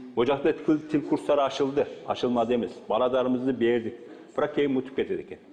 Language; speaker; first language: Kazakh; early bilingual, heritage; Kazakh